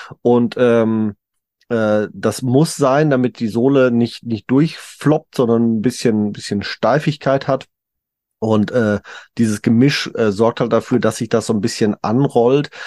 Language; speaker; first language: German; native; German